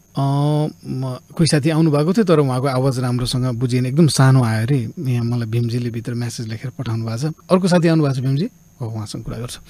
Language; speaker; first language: Nepali; native; Nepali